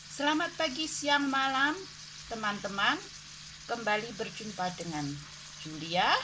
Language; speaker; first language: Indonesian; native; Indonesian